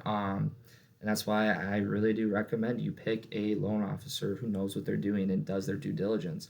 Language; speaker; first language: English; native; English